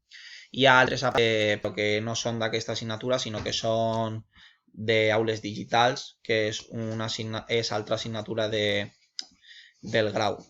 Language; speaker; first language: Catalan; non-native, local second language; Spanish